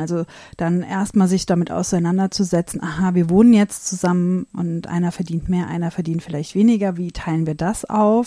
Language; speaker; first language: German; native; German